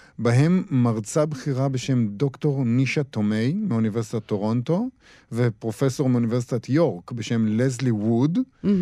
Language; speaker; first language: Hebrew; native; Hebrew